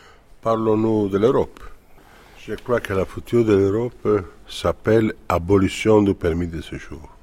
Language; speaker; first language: French; non-native, fluent; Italian